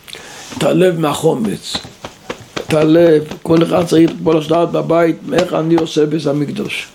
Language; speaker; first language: Hebrew; non-native, local second language; Yiddish